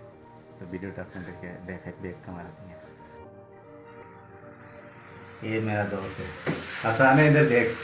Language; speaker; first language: Hindi; non-native, fluent; Bangla